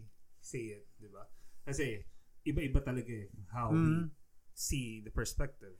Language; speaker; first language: English; non-native, local second language; Filipino